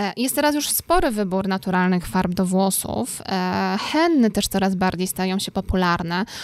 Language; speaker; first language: Polish; native; Polish